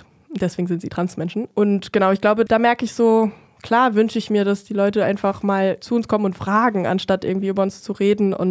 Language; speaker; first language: German; native; German